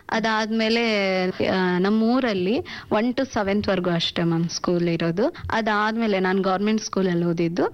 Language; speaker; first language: Kannada; non-native, local second language; Urdu